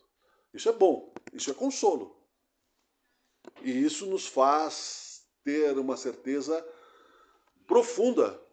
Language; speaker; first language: Portuguese; native; Portuguese